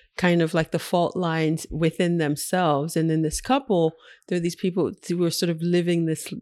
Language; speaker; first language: English; early bilingual, other home language; Haitian Creole